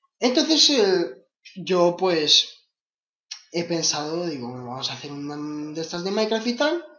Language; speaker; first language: Spanish; native; Spanish